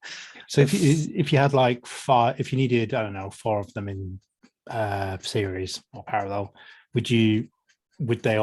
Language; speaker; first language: English; native; English